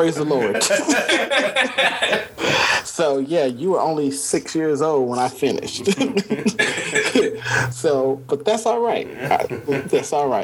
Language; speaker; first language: English; native; English